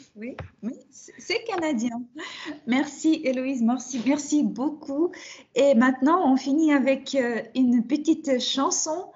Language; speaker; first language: French; non-native, fluent; Russian